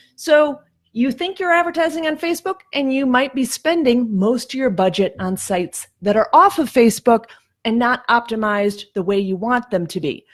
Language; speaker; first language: English; native; English